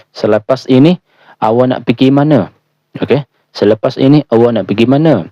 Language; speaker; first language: Indonesian; non-native, fluent; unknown